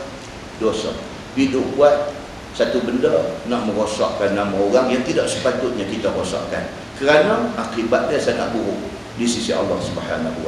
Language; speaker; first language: Malay; native; Malay